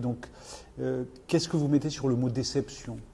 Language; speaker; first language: French; native; French